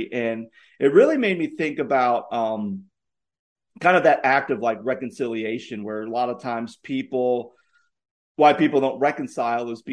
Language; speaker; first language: English; native; English